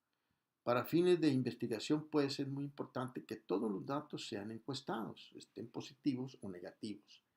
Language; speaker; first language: Spanish; native; Spanish